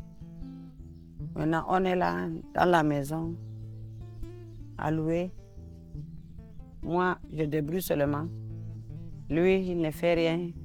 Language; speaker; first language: French; non-native, local second language; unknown